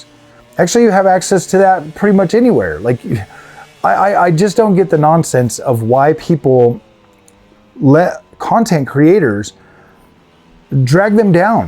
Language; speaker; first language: English; native; English